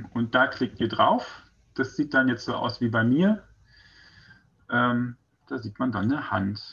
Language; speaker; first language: German; native; German